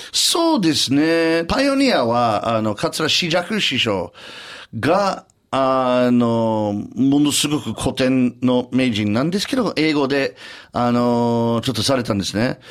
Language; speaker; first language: Japanese; non-native, fluent; English